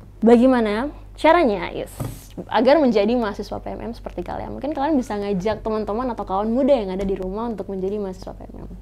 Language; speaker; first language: Indonesian; native; Indonesian